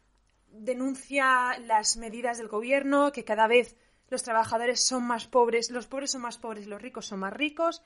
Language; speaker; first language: Spanish; native; Spanish